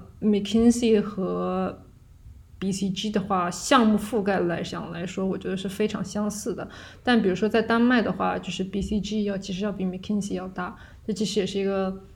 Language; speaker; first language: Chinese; native; Chinese